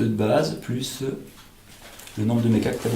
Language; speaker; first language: French; native; French